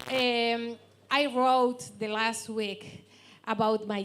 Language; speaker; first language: English; non-native, learner; Spanish